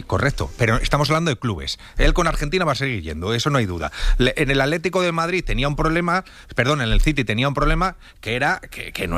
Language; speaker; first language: Spanish; native; Spanish